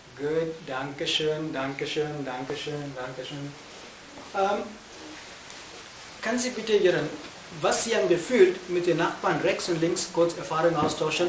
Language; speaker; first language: German; non-native, fluent; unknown